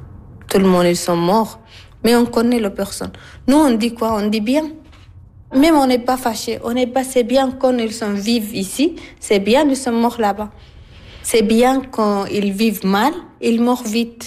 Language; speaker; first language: French; non-native, learner; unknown